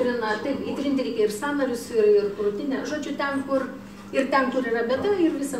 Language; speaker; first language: Lithuanian; native; Lithuanian